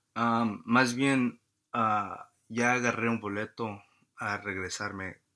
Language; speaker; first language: Spanish; early bilingual, heritage; Spanish